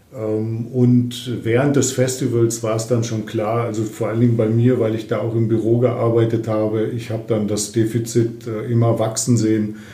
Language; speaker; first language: German; native; German